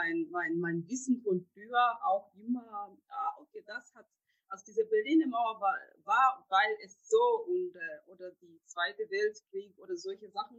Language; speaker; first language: German; non-native, fluent; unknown